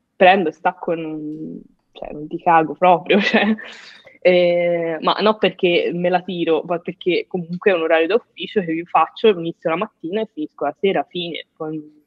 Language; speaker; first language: Italian; native; Italian